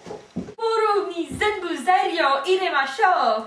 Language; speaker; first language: Japanese; non-native, learner; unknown